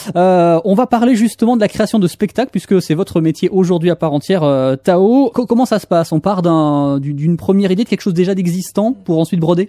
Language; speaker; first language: French; native; French